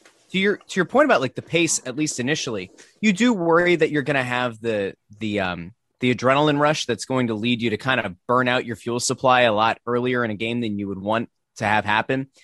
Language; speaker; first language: English; native; English